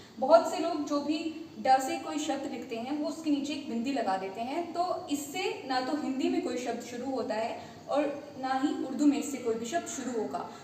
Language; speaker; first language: Hindi; native; Hindi